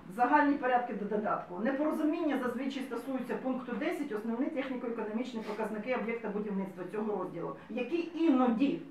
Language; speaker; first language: Ukrainian; non-native, local second language; Russian